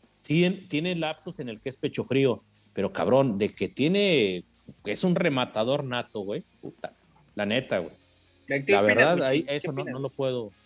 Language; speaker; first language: Spanish; native; Spanish